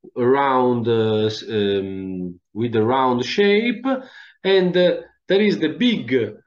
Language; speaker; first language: English; non-native, fluent; Italian